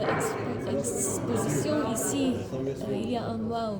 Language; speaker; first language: French; non-native, fluent; Slovenian